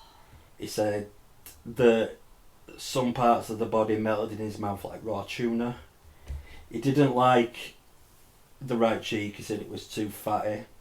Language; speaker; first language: English; native; English